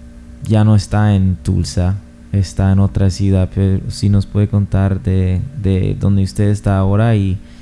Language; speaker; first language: Spanish; non-native, fluent; English